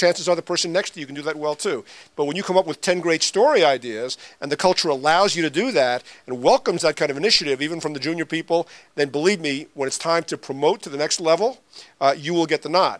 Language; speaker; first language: English; native; English